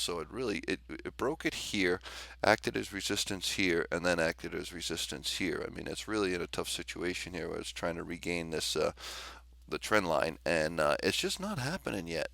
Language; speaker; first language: English; native; English